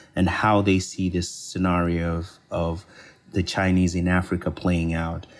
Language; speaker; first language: English; non-native, local second language; Bemba